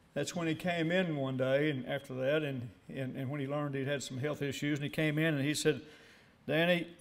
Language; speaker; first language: English; native; English